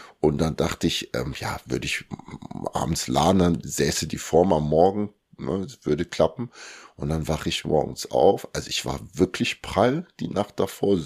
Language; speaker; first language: German; early bilingual, other home language; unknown